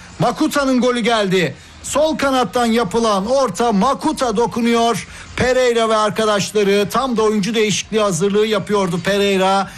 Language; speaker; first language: Turkish; native; Turkish